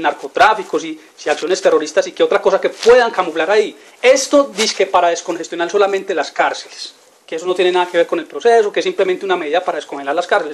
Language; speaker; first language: Spanish; native; Spanish